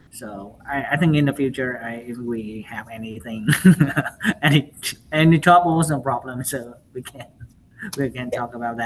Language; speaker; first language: English; non-native, learner; Vietnamese